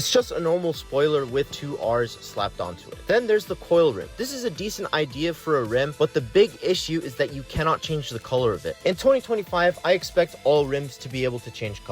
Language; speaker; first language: English; native; English